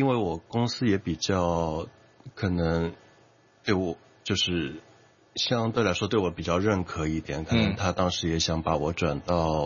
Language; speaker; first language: Chinese; native; Chinese